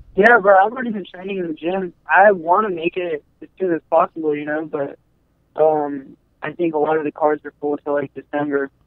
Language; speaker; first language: English; native; English